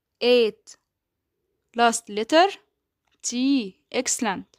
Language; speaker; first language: English; non-native, fluent; Arabic